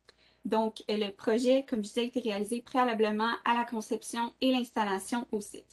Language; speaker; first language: French; native; French